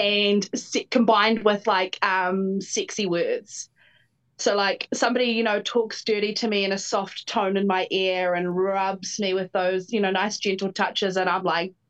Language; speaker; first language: English; native; English